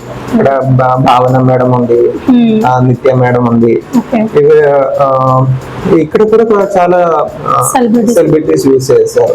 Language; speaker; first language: Telugu; non-native, learner; Malayalam